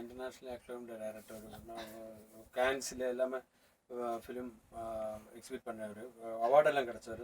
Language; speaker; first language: Tamil; non-native, learner; Malayalam